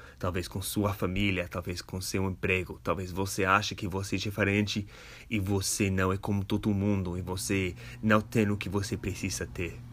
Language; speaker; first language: Portuguese; non-native, fluent; English